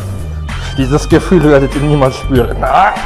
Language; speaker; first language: German; native; German